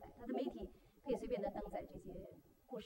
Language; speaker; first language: Chinese; native; Chinese